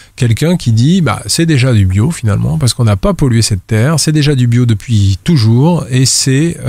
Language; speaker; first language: French; native; French